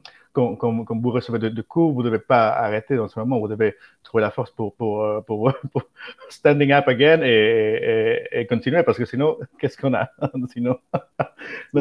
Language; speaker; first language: French; non-native, fluent; Spanish